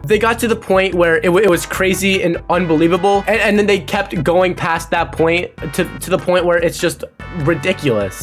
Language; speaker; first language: English; native; English